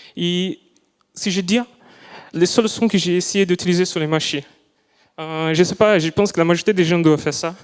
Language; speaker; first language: French; non-native, fluent; Portuguese